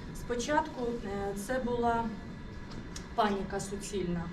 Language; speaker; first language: Ukrainian; non-native, local second language; Russian